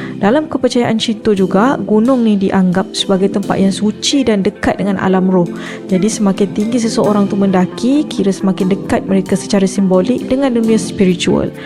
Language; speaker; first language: Malay; native; Malay